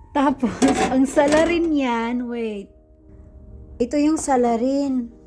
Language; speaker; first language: Filipino; non-native, local second language; Cebuano